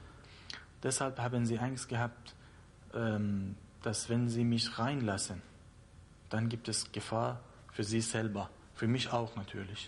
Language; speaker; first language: German; non-native, learner; Persian